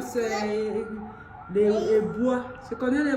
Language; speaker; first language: French; non-native, local second language; Sango